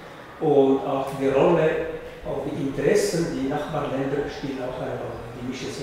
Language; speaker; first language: German; non-native, fluent; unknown